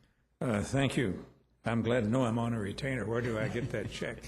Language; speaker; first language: English; native; English